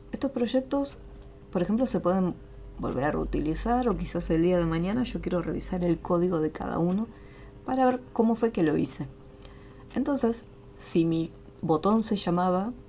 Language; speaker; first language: Spanish; native; Spanish